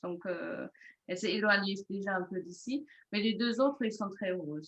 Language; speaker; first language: French; non-native, fluent; German